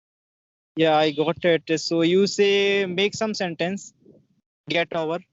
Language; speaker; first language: English; non-native, learner; Hindi